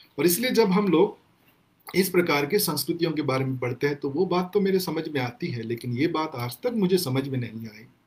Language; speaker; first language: Hindi; non-native, local second language; Gondi